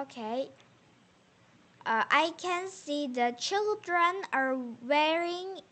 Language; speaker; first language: English; non-native, learner; Korean